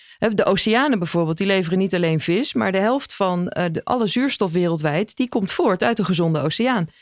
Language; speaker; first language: Dutch; native; Dutch